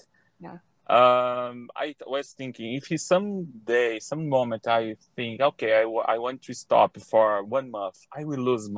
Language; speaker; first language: English; non-native, learner; Portuguese